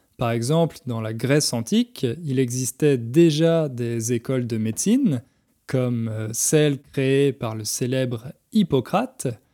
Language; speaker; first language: French; native; French